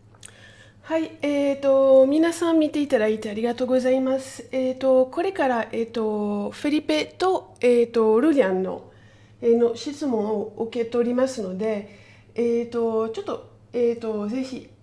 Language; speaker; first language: Japanese; non-native, fluent; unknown